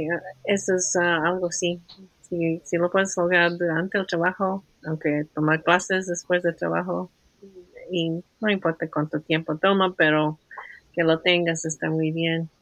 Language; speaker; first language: Spanish; early bilingual, heritage; Spanish